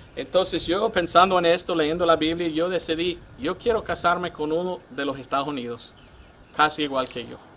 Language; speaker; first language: Spanish; non-native, fluent; English